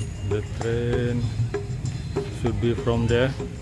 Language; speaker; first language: English; non-native, learner; Indonesian